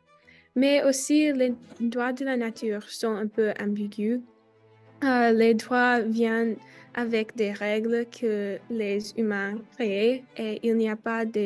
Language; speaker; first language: French; non-native, learner; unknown